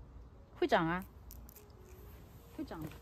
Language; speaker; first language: Chinese; native; Chinese